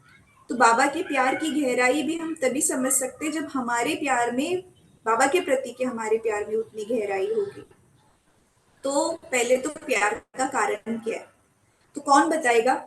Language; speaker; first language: Hindi; native; Hindi